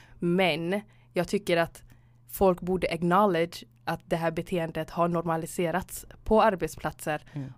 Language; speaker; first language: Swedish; early bilingual, other home language; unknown